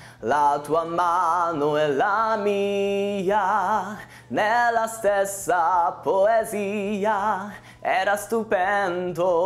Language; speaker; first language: Italian; non-native, fluent; Hungarian